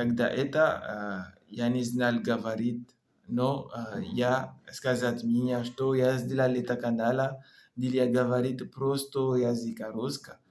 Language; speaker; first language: Russian; non-native, learner; French